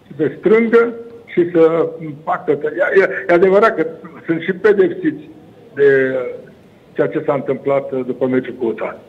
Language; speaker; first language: Romanian; native; Romanian